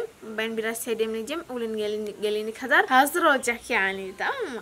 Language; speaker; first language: Turkish; non-native, learner; Indonesian